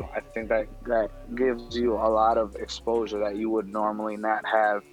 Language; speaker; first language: English; non-native, fluent; Spanish